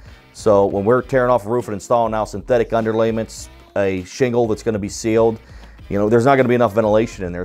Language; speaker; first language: English; native; English